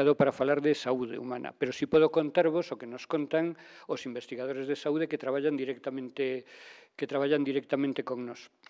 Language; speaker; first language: Galician; native; Galician